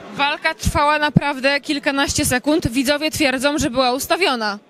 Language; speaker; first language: Polish; native; Polish